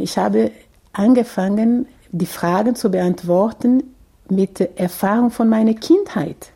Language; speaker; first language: German; non-native, fluent; Portuguese